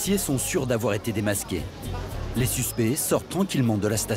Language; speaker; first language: French; native; French